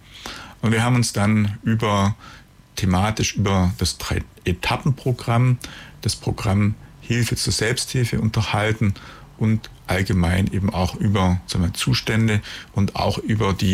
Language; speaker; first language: German; native; German